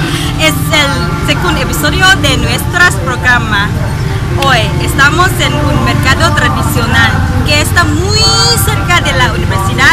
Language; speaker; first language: Spanish; non-native, learner; Thai